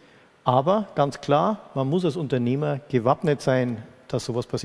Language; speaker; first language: German; native; German